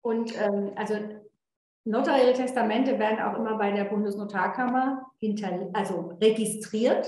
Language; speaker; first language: German; native; German